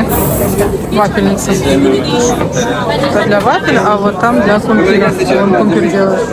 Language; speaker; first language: Russian; native; Russian